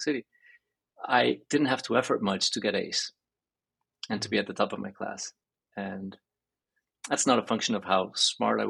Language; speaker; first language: English; early bilingual, other home language; Spanish